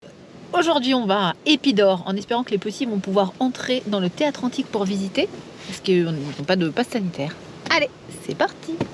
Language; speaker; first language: French; native; French